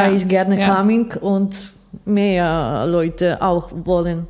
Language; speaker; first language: German; non-native, learner; Ukrainian